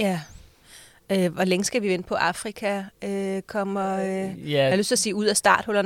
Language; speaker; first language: Danish; native; Danish